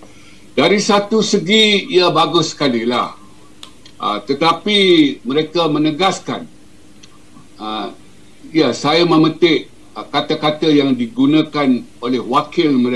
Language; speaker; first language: Malay; native; Malay